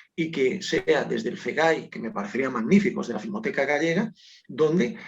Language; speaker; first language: Spanish; non-native, local second language; Galician